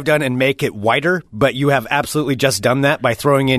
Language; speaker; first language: English; native; English